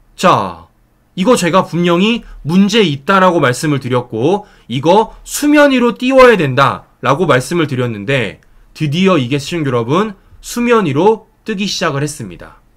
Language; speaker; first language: Korean; native; Korean